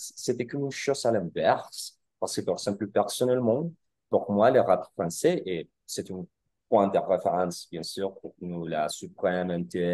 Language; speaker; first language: French; non-native, learner; Spanish